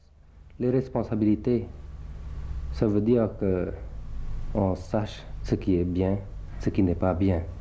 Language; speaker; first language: French; early bilingual, other home language; Thai